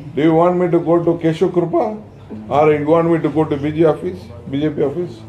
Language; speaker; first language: English; non-native, local second language; Kannada